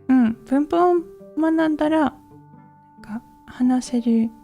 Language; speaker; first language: Japanese; non-native, learner; English